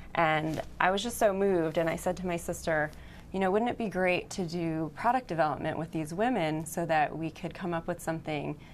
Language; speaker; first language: English; native; English